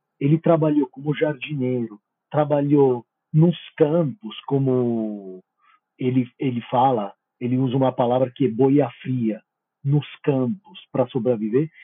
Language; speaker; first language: Portuguese; non-native, fluent; Italian